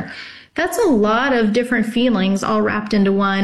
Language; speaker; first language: English; native; English